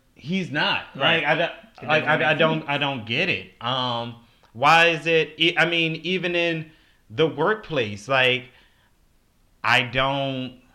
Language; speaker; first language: English; native; English